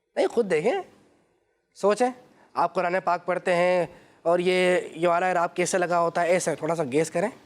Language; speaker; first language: Urdu; native; Urdu